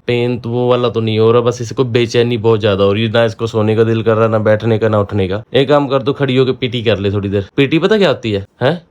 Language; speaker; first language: Hindi; non-native, local second language; Punjabi